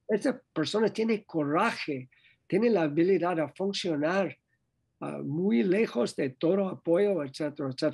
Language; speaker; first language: Spanish; non-native, learner; English